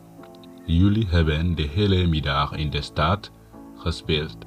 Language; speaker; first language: Dutch; non-native, fluent; Tigrinya